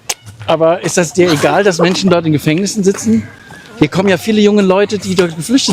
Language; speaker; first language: German; native; German